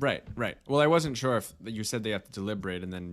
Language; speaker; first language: English; native; English